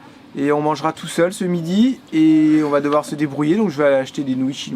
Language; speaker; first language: French; native; French